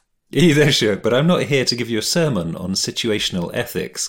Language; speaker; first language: English; native; English